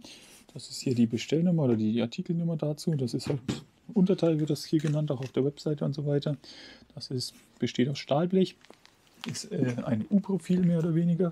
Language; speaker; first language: German; native; German